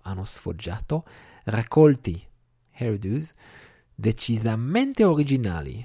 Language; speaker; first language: Italian; non-native, fluent; Hebrew